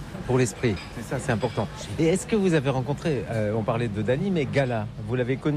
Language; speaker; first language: French; native; French